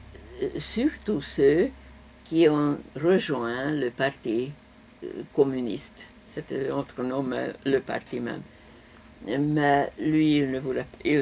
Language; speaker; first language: French; non-native, fluent; Hungarian